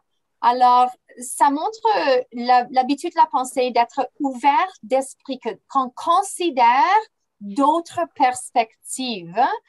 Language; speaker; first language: French; non-native, fluent; English